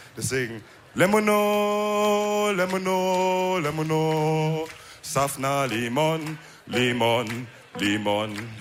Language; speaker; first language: German; early bilingual, other home language; Wolof